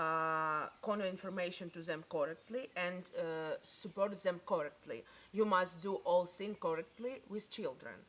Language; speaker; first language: English; non-native, learner; Ukrainian